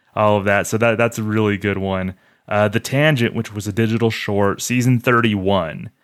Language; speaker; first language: English; native; English